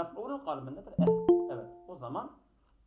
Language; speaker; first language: Turkish; native; Turkish